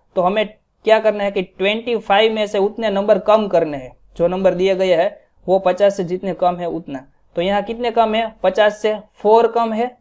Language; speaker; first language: Hindi; non-native, local second language; Gujarati